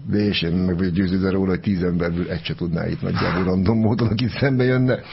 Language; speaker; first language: Hungarian; native; Hungarian